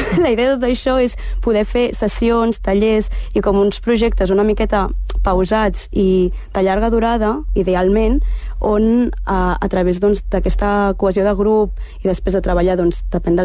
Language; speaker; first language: Catalan; early bilingual, heritage; Catalan